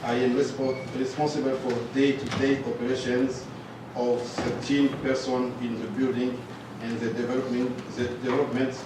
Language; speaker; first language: English; non-native, learner; Rundi